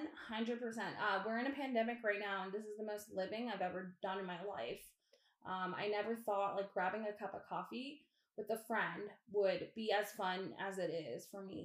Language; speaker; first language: English; native; English